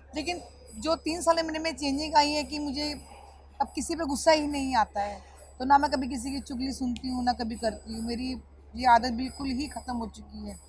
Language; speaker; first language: Hindi; native; Hindi